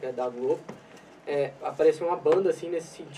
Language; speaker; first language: Portuguese; native; Portuguese